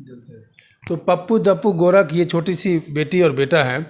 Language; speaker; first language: Hindi; native; Hindi